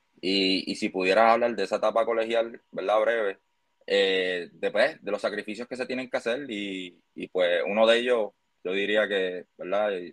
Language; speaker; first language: Spanish; native; Spanish